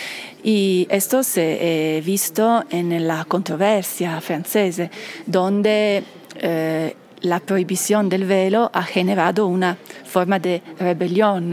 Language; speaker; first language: Spanish; non-native, fluent; Italian